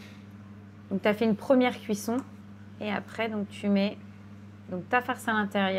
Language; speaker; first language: French; native; French